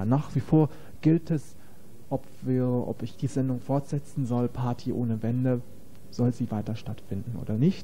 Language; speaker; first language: German; native; German